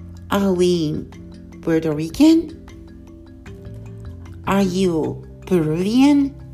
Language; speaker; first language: English; non-native, fluent; Portuguese